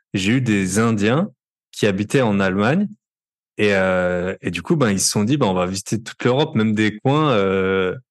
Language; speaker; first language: French; native; French